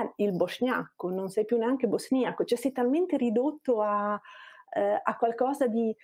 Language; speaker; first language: Italian; non-native, fluent; Bosnian